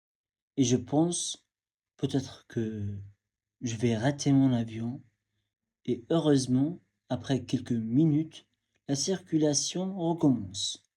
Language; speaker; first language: French; non-native, fluent; Arabic